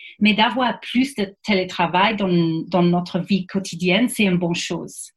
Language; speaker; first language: French; non-native, fluent; English